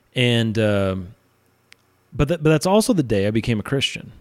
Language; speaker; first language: English; native; English